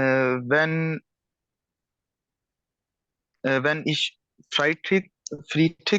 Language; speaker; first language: German; non-native, learner; Urdu